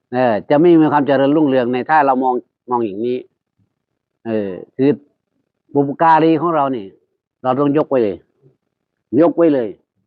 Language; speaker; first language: Thai; native; Thai